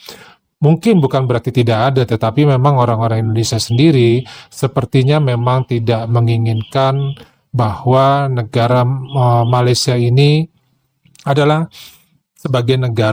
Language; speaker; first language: Indonesian; native; Indonesian